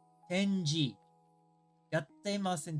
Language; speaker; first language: Japanese; non-native, learner; English